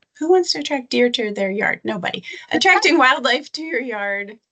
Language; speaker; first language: English; native; English